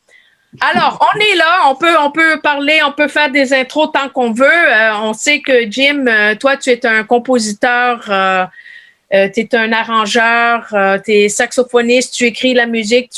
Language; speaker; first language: French; native; French